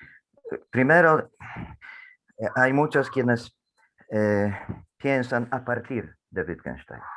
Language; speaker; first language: Spanish; non-native, fluent; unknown